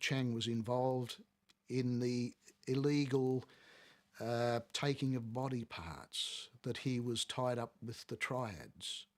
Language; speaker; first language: English; native; English